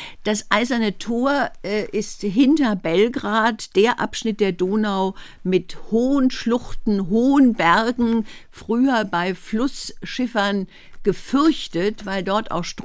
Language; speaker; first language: German; native; German